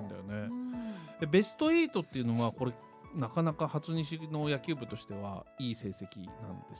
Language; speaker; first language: Japanese; native; Japanese